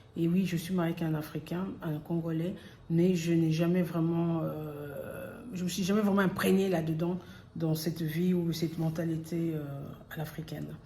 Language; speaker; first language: French; early bilingual, other home language; Lingala